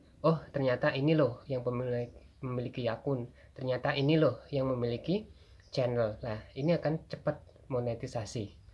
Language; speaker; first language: Indonesian; non-native, local second language; Javanese